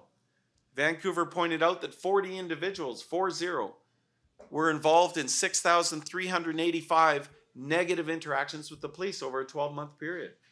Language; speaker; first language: English; native; English